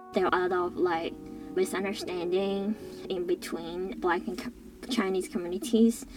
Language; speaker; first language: English; non-native, local second language; Cantonese